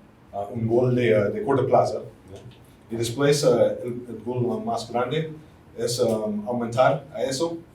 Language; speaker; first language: Spanish; non-native, fluent; English